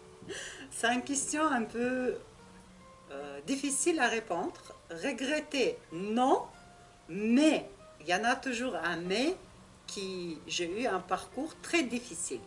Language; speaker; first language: French; non-native, learner; Russian